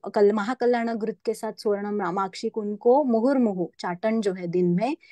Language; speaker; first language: Hindi; non-native, local second language; Marathi